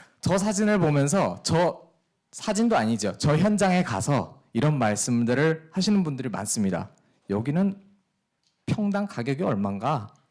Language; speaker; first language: Korean; early bilingual, heritage; Korean